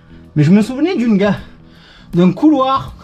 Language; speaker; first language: French; native; French